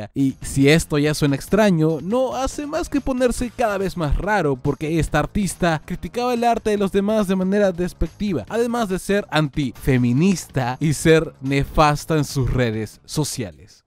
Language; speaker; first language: Spanish; native; Spanish